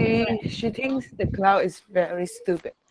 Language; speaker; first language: English; non-native, learner; Vietnamese